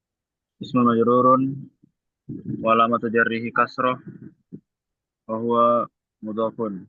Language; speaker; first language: Arabic; non-native, learner; Indonesian